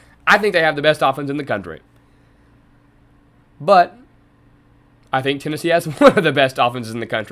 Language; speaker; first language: English; native; English